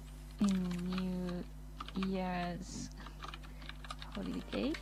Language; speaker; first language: English; non-native, learner; Japanese